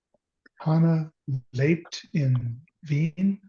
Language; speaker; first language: German; non-native, learner; English